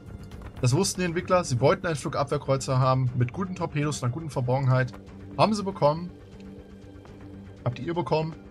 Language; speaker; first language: German; native; German